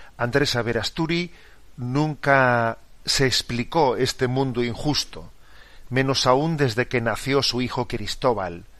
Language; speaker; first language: Spanish; native; Spanish